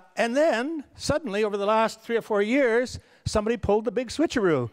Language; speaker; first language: English; native; English